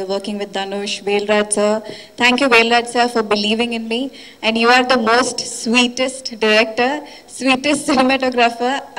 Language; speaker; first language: Tamil; non-native, fluent; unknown